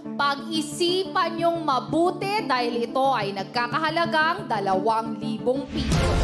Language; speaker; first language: Filipino; native; Filipino